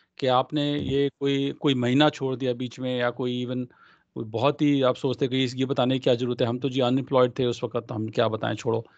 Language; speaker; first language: Hindi; non-native, local second language; Punjabi